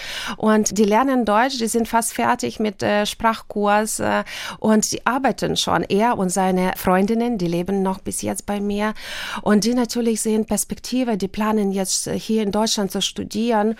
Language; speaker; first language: German; non-native, fluent; Ukrainian